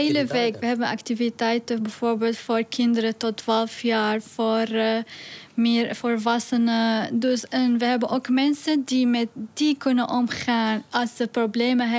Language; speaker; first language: Dutch; non-native, learner; Arabic